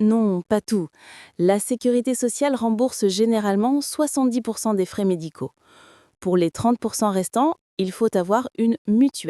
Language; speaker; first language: French; non-native, fluent; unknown